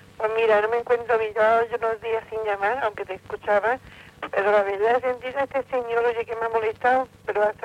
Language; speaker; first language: Spanish; native; Spanish